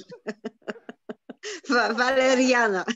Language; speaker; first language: Hebrew; non-native, learner; Polish